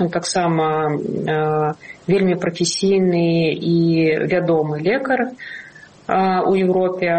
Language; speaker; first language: Belarusian; non-native, local second language; Russian